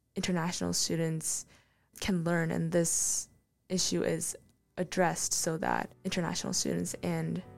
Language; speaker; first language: English; non-native, fluent; Korean